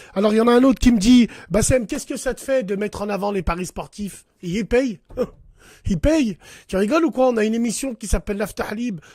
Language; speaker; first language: French; early bilingual, other home language; Arabic